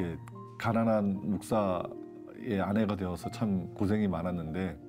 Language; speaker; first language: Korean; native; Korean